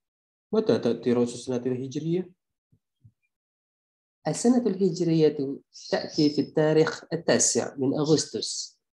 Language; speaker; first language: Arabic; non-native, fluent; Indonesian